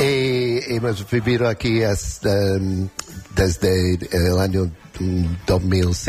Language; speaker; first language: Spanish; non-native, learner; English